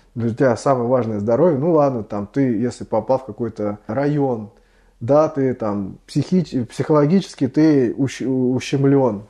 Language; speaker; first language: Russian; native; Russian